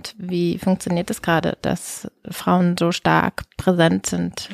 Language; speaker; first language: German; native; German